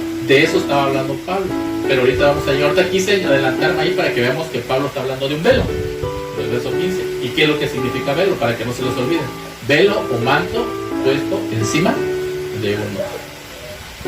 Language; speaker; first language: Spanish; native; Spanish